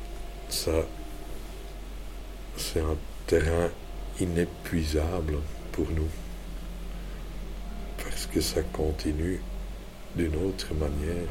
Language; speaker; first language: French; non-native, local second language; Dutch